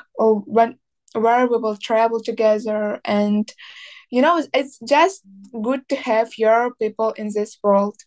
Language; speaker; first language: English; non-native, learner; Ukrainian